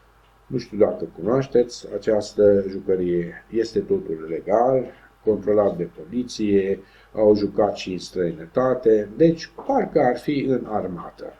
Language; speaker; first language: Romanian; non-native, local second language; Hungarian